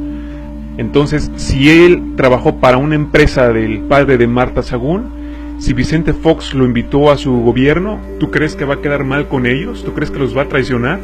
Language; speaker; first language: Spanish; native; Spanish